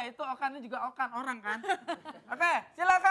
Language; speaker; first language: Indonesian; native; Indonesian